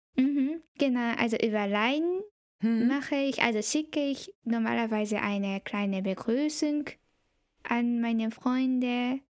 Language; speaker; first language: German; non-native, fluent; Japanese